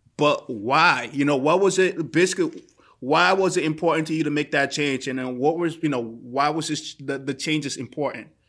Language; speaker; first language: English; native; English